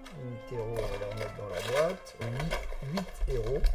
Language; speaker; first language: French; native; French